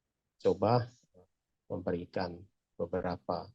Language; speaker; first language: Indonesian; native; Indonesian